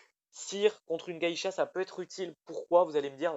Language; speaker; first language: French; native; French